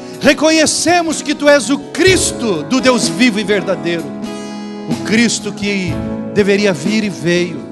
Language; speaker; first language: Portuguese; native; Portuguese